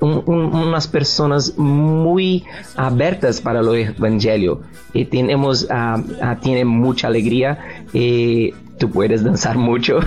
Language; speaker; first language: Spanish; non-native, learner; Portuguese